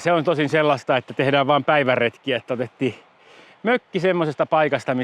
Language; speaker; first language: Finnish; native; Finnish